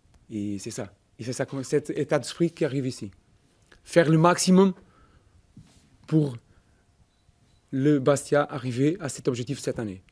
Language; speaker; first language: French; non-native, fluent; Portuguese